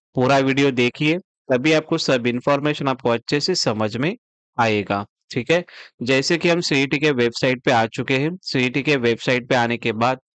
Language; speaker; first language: Hindi; non-native, local second language; Marathi